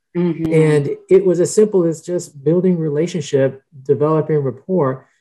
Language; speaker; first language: English; early bilingual, other home language; Spanish